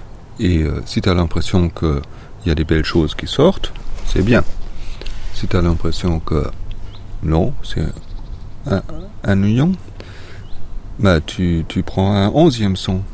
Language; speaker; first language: French; non-native, fluent; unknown